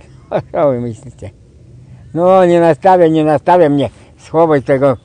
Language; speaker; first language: Polish; non-native, learner; Russian